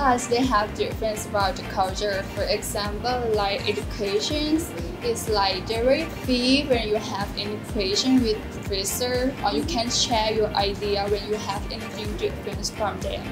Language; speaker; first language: English; non-native, learner; Thai